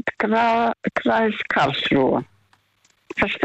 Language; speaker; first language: German; early bilingual, heritage; Russian